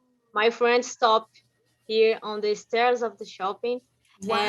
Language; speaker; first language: English; non-native, learner; Portuguese